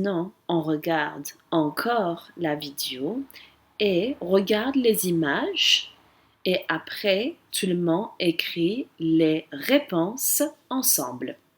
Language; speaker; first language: French; non-native, fluent; English